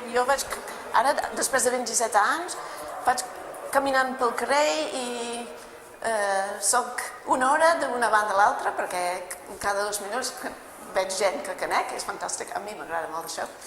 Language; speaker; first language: Catalan; non-native, fluent; English